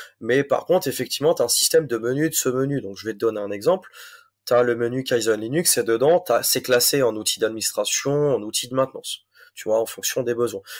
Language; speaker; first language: French; native; French